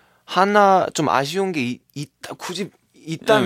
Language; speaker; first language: Korean; early bilingual, heritage; Korean